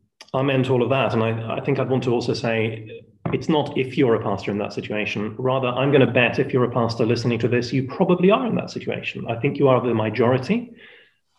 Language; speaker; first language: English; non-native, fluent; Spanish